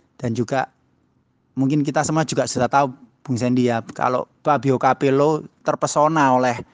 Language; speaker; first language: Indonesian; native; Indonesian